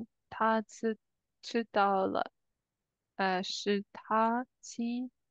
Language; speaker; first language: Chinese; non-native, learner; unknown